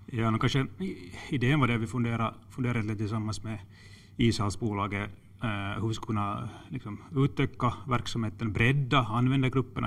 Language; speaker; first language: Swedish; non-native, local second language; Finnish